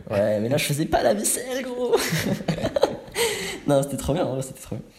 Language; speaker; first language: French; native; French